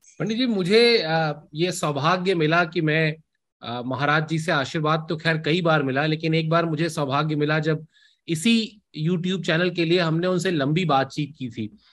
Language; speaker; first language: Hindi; native; Hindi